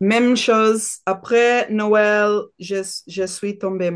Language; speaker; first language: French; non-native, learner; Portuguese